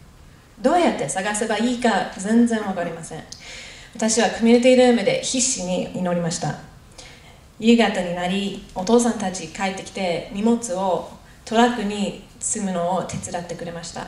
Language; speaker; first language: Japanese; non-native, fluent; English